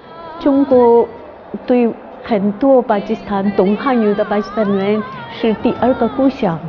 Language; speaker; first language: Chinese; non-native, fluent; Urdu